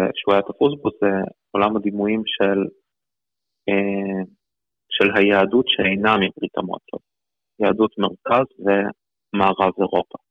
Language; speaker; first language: Hebrew; early bilingual, other home language; Russian